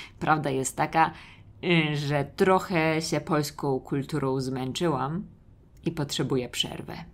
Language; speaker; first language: Polish; native; Polish